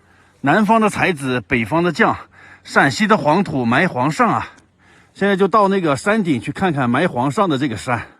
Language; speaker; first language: Chinese; native; Chinese